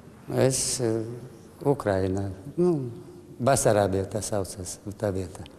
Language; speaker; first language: Latvian; non-native, learner; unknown